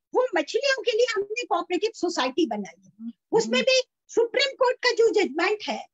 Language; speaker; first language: Hindi; native; Hindi